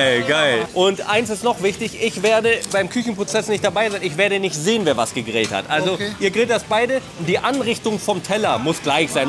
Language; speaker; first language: German; native; German